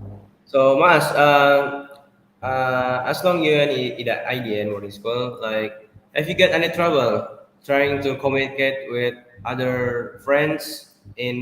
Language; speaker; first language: English; non-native, learner; Indonesian